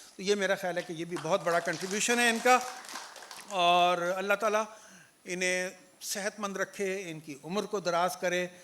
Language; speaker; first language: Urdu; native; Urdu